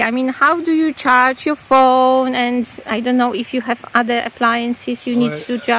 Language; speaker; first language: English; non-native, fluent; Polish